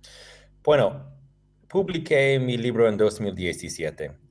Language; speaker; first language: Spanish; non-native, fluent; English